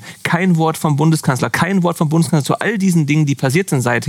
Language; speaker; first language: German; native; German